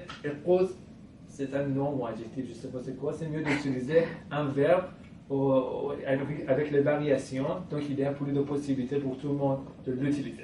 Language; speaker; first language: French; non-native, fluent; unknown